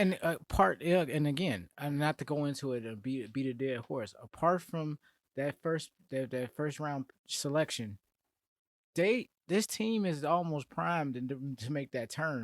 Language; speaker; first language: English; native; English